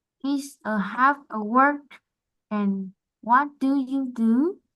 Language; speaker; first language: English; non-native, learner; Vietnamese